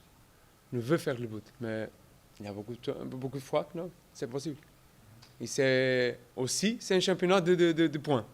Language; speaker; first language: French; non-native, learner; Portuguese